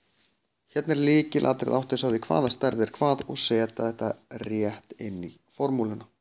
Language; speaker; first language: Icelandic; native; Icelandic